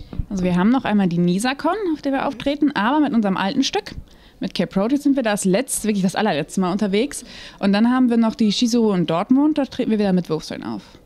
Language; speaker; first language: German; native; German